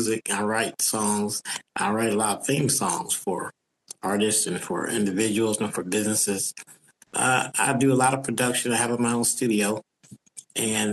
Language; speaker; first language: English; native; English